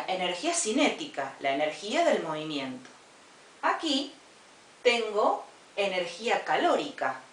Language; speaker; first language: Spanish; native; Spanish